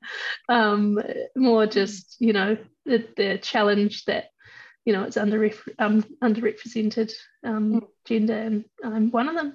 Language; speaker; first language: English; native; English